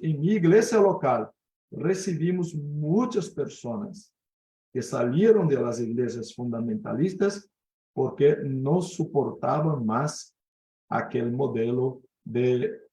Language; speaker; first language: Spanish; non-native, fluent; Portuguese